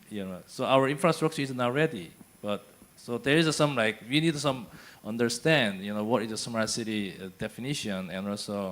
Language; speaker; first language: English; non-native, fluent; Korean